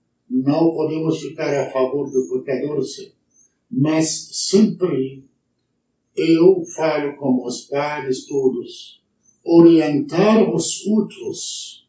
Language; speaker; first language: Portuguese; non-native, learner; Arabic